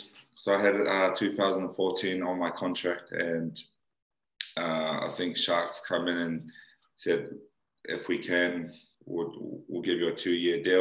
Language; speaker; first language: English; native; English